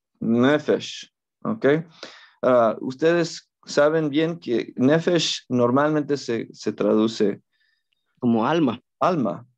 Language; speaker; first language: Spanish; non-native, fluent; English